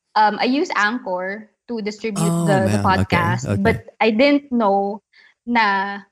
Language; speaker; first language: English; non-native, local second language; Filipino